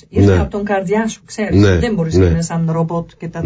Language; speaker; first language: Greek; non-native, learner; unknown